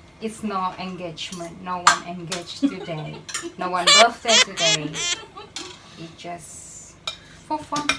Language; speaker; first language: English; non-native, learner; Indonesian